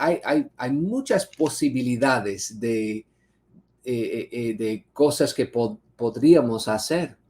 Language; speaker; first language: Spanish; non-native, fluent; English